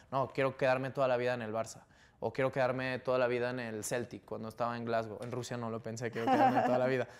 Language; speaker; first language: Spanish; native; Spanish